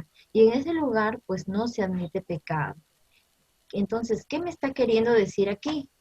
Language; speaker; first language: Spanish; native; Spanish